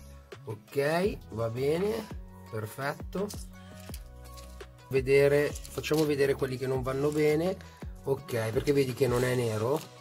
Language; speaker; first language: Italian; native; Italian